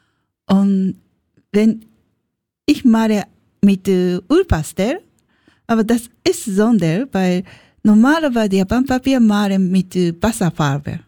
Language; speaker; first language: German; non-native, learner; Japanese